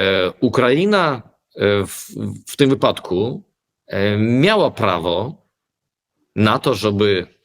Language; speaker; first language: Polish; early bilingual, heritage; Polish